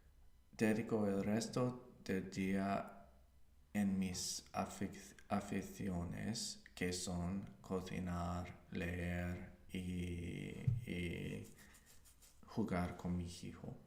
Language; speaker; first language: Spanish; non-native, learner; English